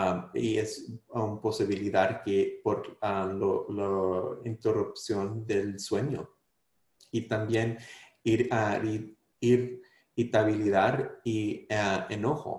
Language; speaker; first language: Spanish; non-native, fluent; English